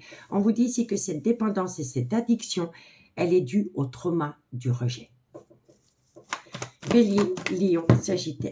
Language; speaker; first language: French; native; French